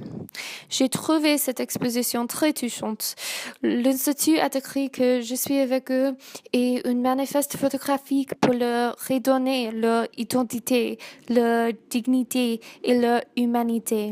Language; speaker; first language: French; non-native, learner; English